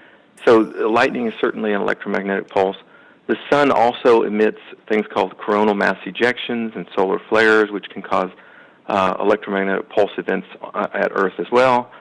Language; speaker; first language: English; native; English